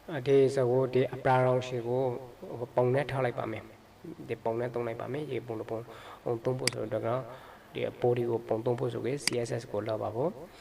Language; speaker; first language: Burmese; native; Burmese